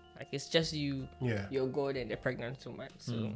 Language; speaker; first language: English; non-native, local second language; Akan